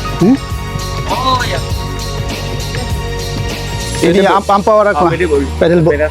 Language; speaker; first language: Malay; non-native, learner; Bangla